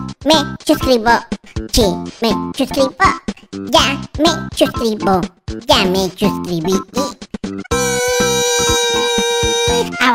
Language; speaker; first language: Spanish; native; Spanish